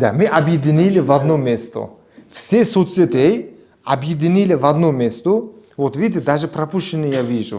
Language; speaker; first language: Russian; non-native, local second language; Uzbek